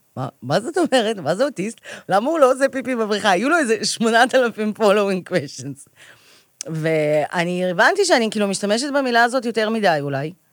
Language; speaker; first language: Hebrew; early bilingual, other home language; Russian